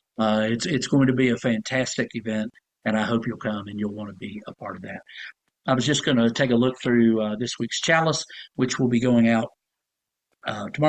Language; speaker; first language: English; native; English